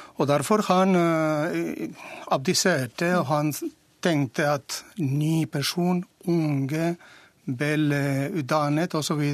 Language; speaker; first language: Norwegian; non-native, fluent; Spanish